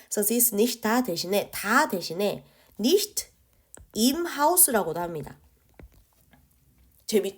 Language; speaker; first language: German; non-native, fluent; Korean